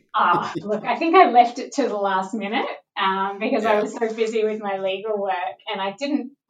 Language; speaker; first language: English; native; English